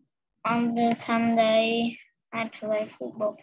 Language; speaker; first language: English; non-native, learner; Vietnamese